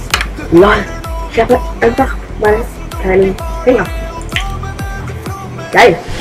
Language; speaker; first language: German; native; German